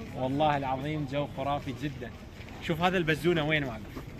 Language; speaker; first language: Arabic; non-native, local second language; Azerbaijani